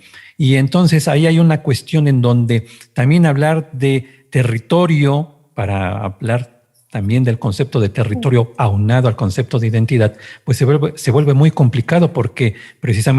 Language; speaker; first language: Spanish; native; Spanish